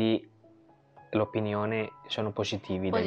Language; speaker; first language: Italian; non-native, learner; Indonesian